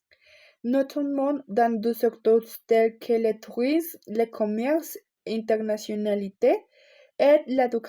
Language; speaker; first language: French; non-native, learner; Spanish